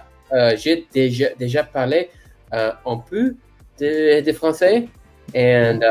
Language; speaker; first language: French; non-native, learner; English